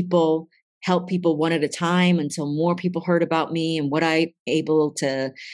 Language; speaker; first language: English; native; English